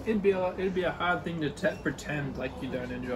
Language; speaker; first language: English; native; English